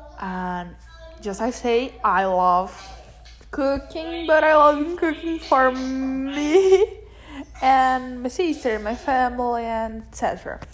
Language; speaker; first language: English; non-native, learner; Portuguese